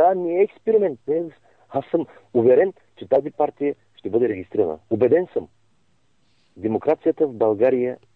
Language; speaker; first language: Bulgarian; non-native, local second language; Turkish